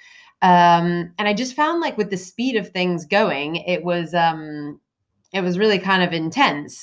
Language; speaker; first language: English; native; English